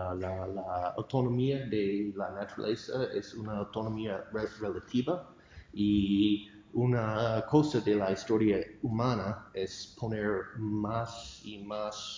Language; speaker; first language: Spanish; non-native, fluent; English